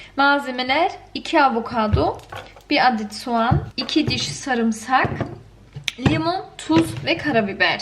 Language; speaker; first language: Turkish; early bilingual, heritage; Turkish